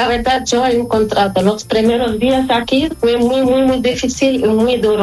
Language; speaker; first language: Spanish; non-native, learner; Arabic